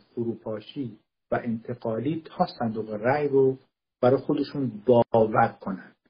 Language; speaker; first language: Persian; non-native, local second language; Kurdish